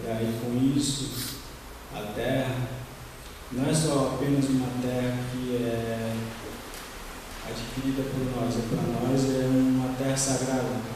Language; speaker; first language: Portuguese; non-native, local second language; Guarani